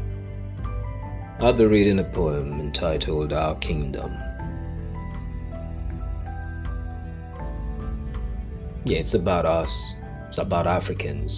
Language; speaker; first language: English; non-native, local second language; Esan